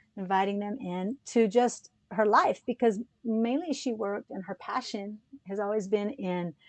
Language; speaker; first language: English; early bilingual, other home language; Spanish